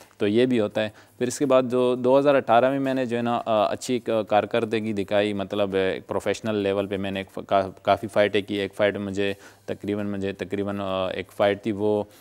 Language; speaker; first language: Urdu; non-native, local second language; Pashto